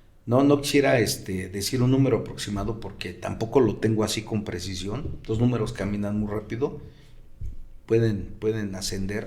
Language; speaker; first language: Spanish; native; Spanish